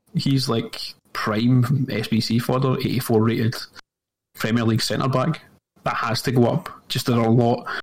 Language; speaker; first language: English; native; English